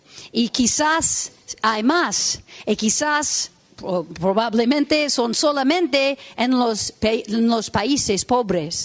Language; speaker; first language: Spanish; non-native, fluent; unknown